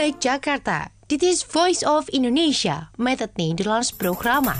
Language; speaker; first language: Dutch; non-native, fluent; Indonesian